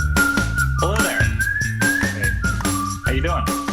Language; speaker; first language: English; native; English